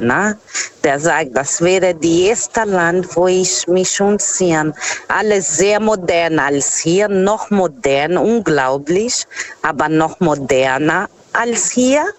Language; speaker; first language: German; non-native, fluent; Portuguese